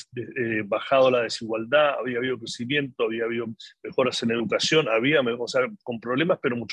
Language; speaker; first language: Spanish; native; Spanish